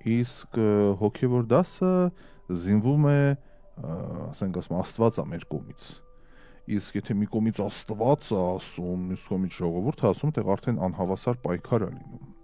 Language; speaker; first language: Armenian; native; Armenian